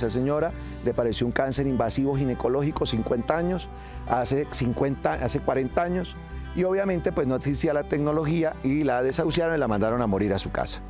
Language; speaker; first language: Spanish; native; Spanish